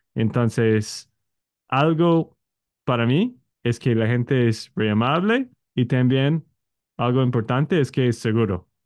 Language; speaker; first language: Spanish; non-native, fluent; English